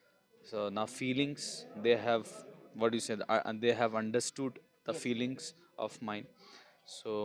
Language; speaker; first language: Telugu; non-native, local second language; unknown